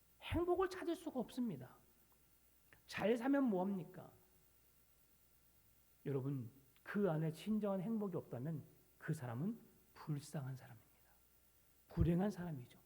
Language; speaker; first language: Korean; native; Korean